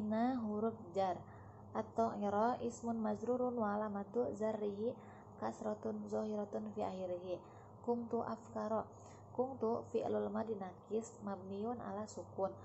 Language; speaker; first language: Arabic; non-native, learner; Indonesian